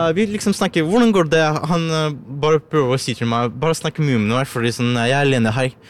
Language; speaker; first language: Norwegian; non-native, learner; Ukrainian